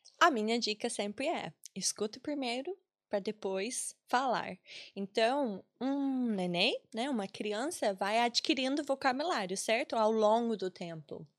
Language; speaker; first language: Portuguese; non-native, fluent; English